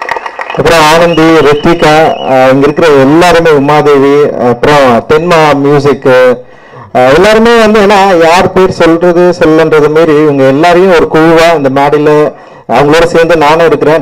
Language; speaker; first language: Tamil; native; Tamil